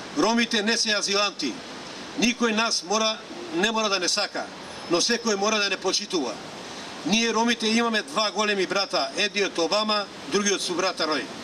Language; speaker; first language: Macedonian; non-native, local second language; Romany